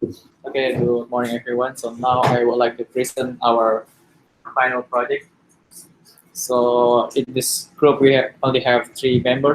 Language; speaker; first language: English; non-native, learner; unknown